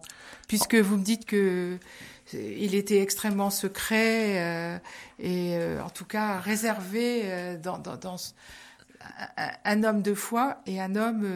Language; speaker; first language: French; native; French